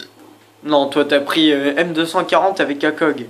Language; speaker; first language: French; native; French